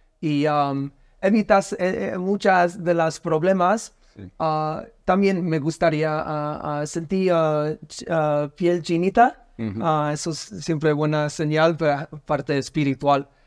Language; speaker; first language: Spanish; non-native, learner; English